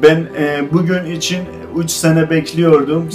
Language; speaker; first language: Turkish; non-native, learner; Azerbaijani